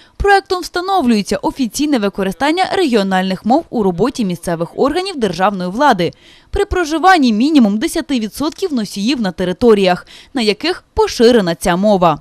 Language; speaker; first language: Ukrainian; native; Ukrainian